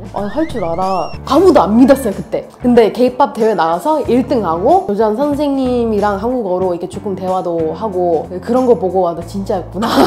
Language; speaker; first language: Korean; non-native, fluent; Hindi